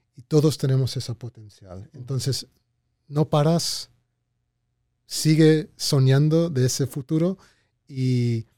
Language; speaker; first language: Spanish; early bilingual, heritage; Spanish